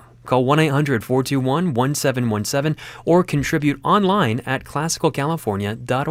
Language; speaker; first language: English; native; English